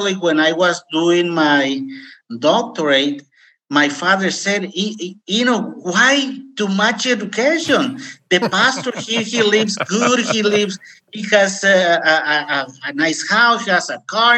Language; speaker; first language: English; non-native, fluent; Spanish